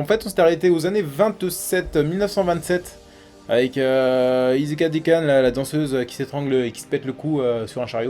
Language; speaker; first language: French; native; French